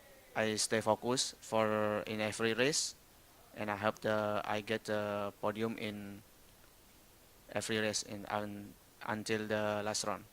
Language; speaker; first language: English; non-native, learner; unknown